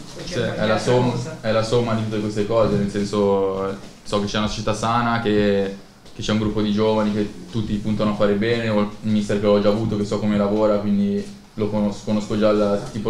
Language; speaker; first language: Italian; native; Italian